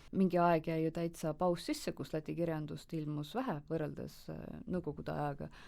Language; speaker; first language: Estonian; native; Estonian